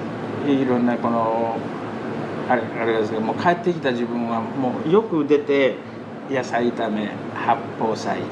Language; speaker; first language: Japanese; native; Japanese